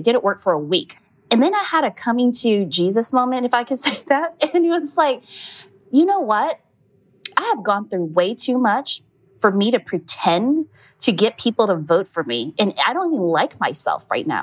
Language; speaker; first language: English; native; English